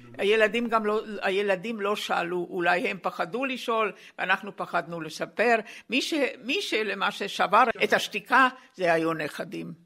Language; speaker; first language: Hebrew; non-native, fluent; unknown